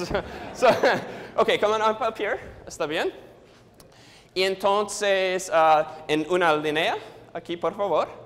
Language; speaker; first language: Spanish; non-native, learner; English